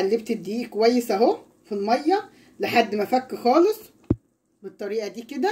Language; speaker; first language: Arabic; native; Arabic